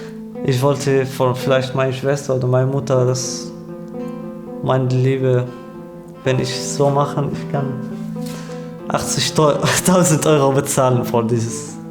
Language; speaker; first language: German; non-native, learner; Arabic